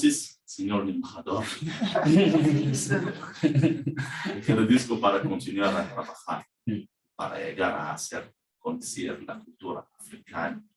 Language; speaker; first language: Spanish; non-native, learner; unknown